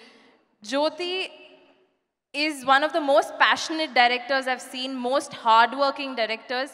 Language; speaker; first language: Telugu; non-native, learner; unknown